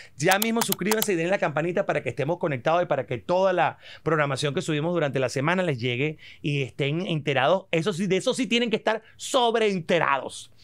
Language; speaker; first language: Spanish; native; Spanish